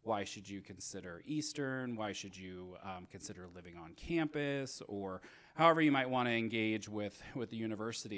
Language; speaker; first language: English; native; English